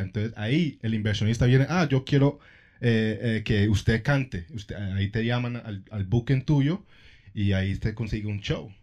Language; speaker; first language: Spanish; early bilingual, heritage; Spanish